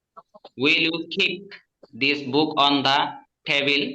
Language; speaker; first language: English; non-native, learner; Bangla